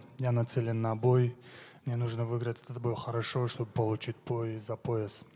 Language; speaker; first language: Russian; non-native, local second language; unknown